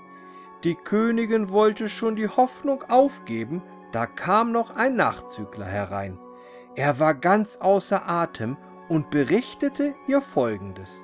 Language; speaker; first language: German; native; German